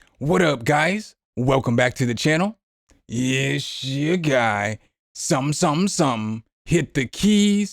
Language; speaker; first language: English; native; English